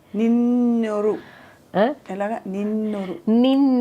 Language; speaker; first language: Telugu; native; Telugu